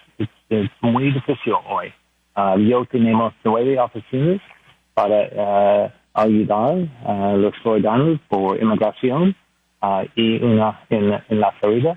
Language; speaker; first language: Spanish; non-native, learner; English